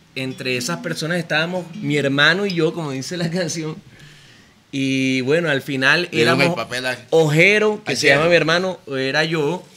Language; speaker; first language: Spanish; native; Spanish